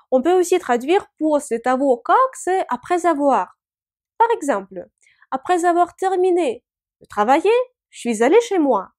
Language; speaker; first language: French; non-native, fluent; Russian